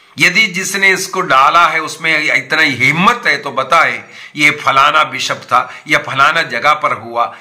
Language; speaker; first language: Hindi; non-native, local second language; Malayalam